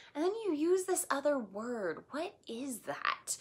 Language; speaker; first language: English; native; English